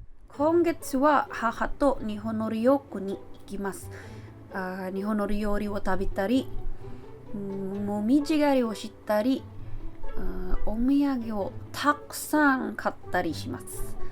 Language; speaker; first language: Japanese; non-native, learner; Filipino